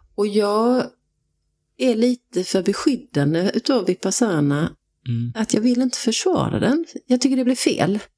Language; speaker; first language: Swedish; native; Swedish